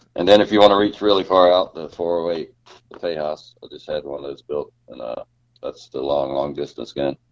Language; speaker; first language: English; native; English